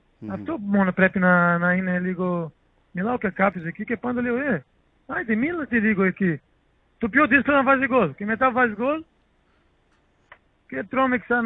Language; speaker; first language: Greek; non-native, learner; Portuguese